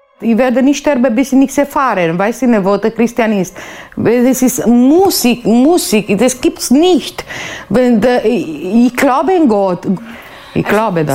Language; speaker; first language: German; non-native, learner; Romanian